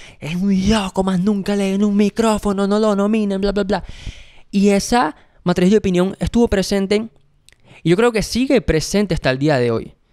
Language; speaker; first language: Spanish; native; Spanish